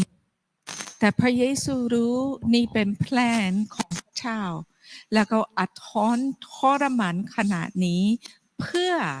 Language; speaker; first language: Thai; non-native, fluent; English